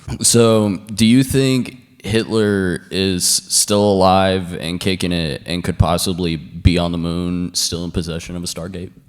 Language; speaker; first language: English; native; English